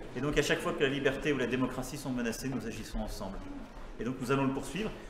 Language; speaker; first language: French; native; French